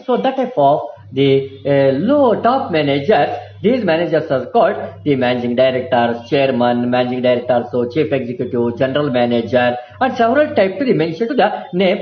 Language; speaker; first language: English; non-native, local second language; Kannada